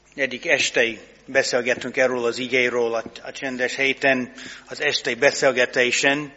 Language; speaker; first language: Hungarian; non-native, fluent; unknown